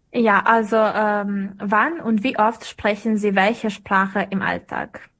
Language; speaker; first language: German; non-native, fluent; Serbian